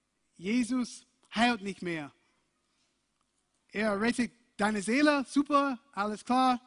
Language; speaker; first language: German; non-native, fluent; English